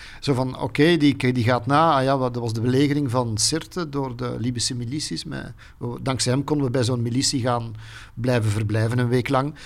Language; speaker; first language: Dutch; native; Dutch